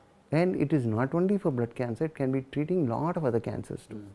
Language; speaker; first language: English; non-native, local second language; Tamil